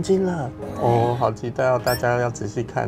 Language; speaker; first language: Chinese; non-native, fluent; Vietnamese